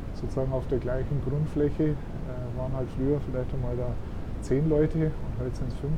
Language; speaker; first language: German; native; German